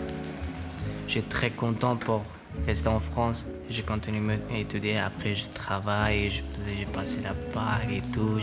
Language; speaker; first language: French; non-native, learner; Persian